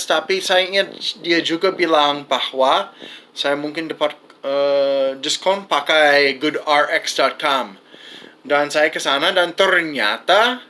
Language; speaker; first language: Indonesian; non-native, fluent; English